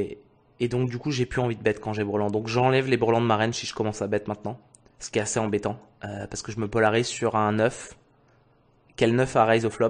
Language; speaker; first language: French; native; French